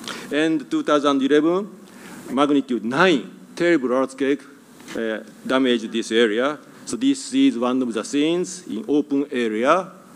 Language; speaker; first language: English; non-native, fluent; Japanese